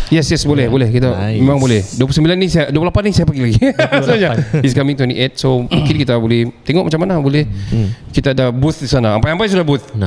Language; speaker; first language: Malay; native; Malay